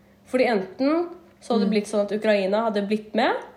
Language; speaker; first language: Norwegian; native; Norwegian